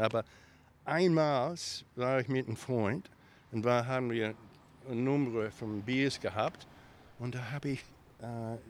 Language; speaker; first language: German; early bilingual, heritage; German